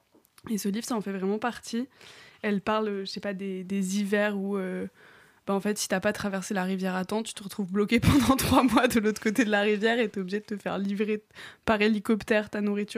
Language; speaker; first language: French; native; French